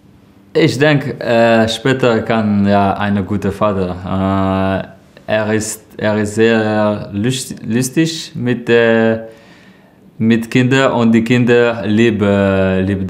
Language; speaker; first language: German; non-native, learner; French